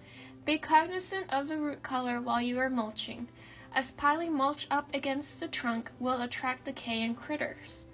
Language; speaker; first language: English; native; English